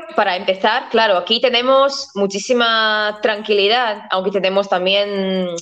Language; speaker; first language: Spanish; non-native, fluent; Latvian